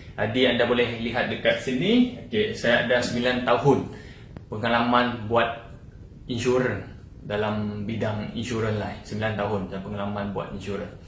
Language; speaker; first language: Malay; non-native, local second language; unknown